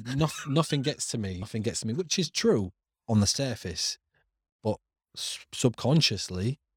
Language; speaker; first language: English; native; English